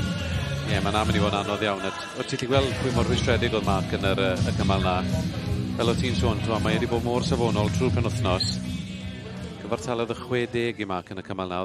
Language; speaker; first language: Welsh; native; Welsh